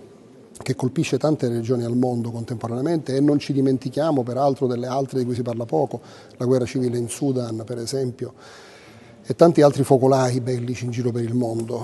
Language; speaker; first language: Italian; native; Italian